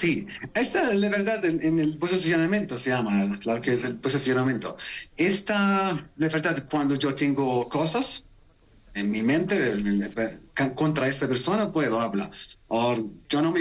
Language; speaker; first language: Spanish; non-native, learner; Arabic